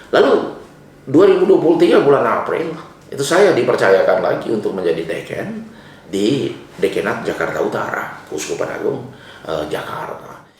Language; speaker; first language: Indonesian; non-native, local second language; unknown